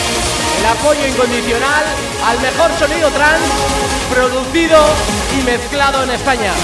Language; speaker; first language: Spanish; native; Spanish